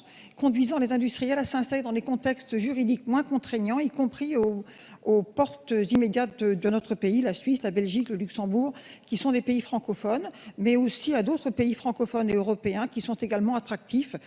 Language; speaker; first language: French; native; French